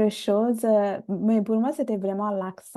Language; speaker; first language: French; non-native, fluent; Bangla